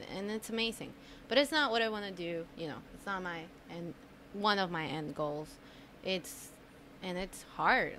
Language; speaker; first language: English; non-native, fluent; Spanish